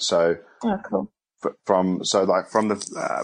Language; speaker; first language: English; native; English